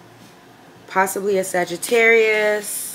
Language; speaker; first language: English; native; English